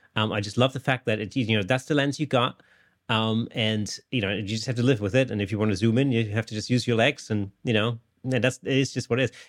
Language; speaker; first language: English; non-native, fluent; German